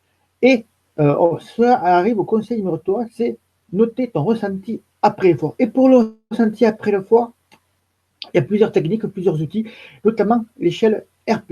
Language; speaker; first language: French; native; French